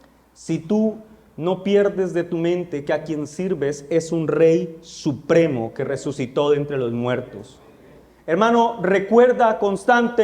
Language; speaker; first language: Spanish; native; Spanish